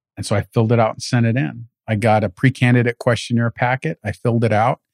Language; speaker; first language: English; native; English